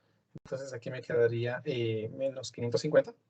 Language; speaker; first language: Spanish; native; Spanish